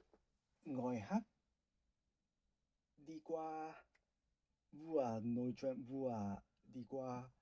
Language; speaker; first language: Vietnamese; non-native, learner; Japanese